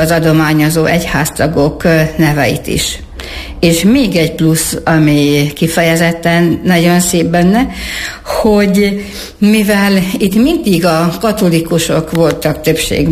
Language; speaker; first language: Hungarian; native; Hungarian